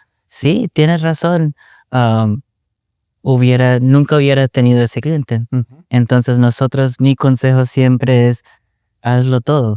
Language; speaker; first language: Spanish; early bilingual, other home language; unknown